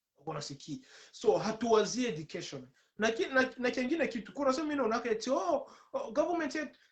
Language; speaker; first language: Swahili; native; Swahili